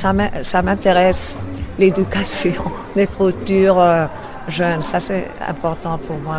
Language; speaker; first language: French; non-native, fluent; Spanish